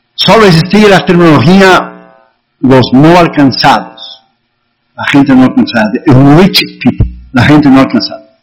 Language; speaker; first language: Spanish; native; Spanish